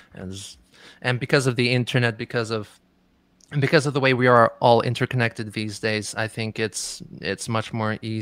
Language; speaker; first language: English; native; English